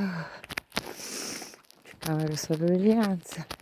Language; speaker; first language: Italian; non-native, learner; Ukrainian